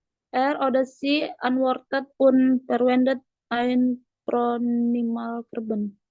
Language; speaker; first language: German; non-native, learner; Indonesian